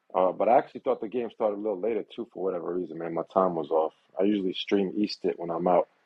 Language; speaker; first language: English; native; English